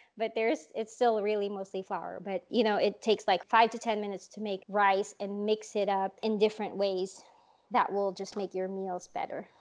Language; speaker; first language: English; non-native, local second language; Filipino